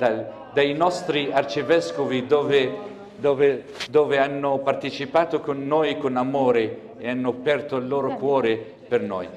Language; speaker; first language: Italian; non-native, fluent; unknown